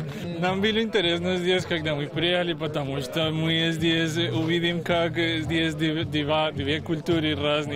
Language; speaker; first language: Russian; non-native, learner; Spanish